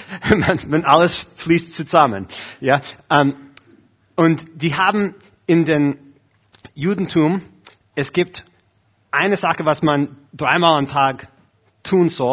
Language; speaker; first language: German; non-native, fluent; English